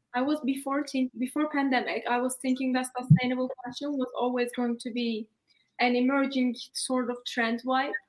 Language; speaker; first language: English; non-native, fluent; Turkish